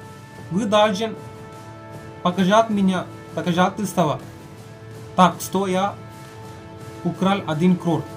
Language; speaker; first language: Russian; non-native, learner; Malayalam